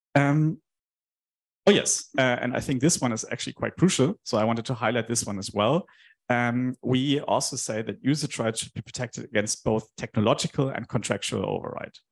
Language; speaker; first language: English; non-native, fluent; German